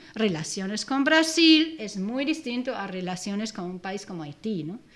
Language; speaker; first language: Spanish; non-native, fluent; German